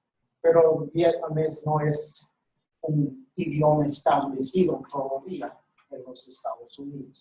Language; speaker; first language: Spanish; non-native, fluent; English